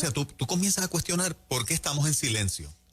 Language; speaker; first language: Spanish; native; Spanish